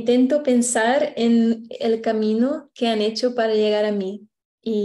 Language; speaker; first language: Spanish; non-native, fluent; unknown